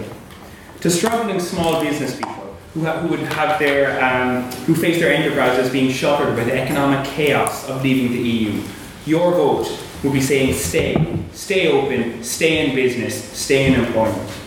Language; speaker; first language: English; native; English